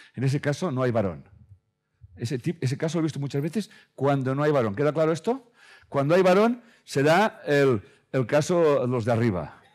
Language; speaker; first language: Spanish; native; Spanish